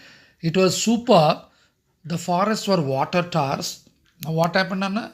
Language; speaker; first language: English; non-native, local second language; Telugu